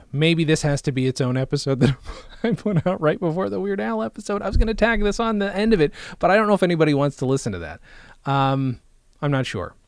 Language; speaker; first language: English; native; English